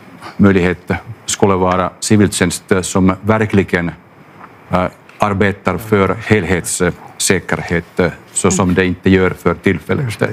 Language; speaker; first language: Swedish; non-native, local second language; Finnish